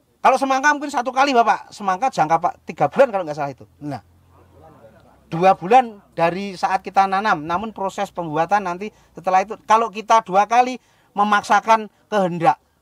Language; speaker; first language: Indonesian; non-native, local second language; Javanese